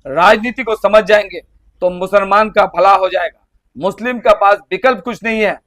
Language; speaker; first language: Hindi; non-native, local second language; Bangla